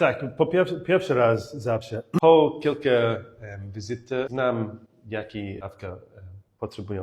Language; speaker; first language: Polish; non-native, learner; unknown